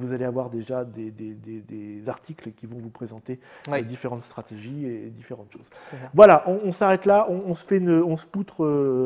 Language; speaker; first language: French; native; French